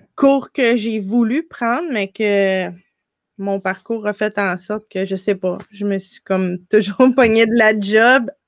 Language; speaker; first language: French; native; French